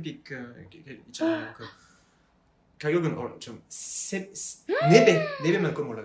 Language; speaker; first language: Korean; non-native, fluent; French